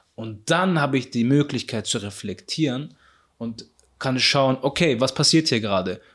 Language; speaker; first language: German; early bilingual, other home language; Arabic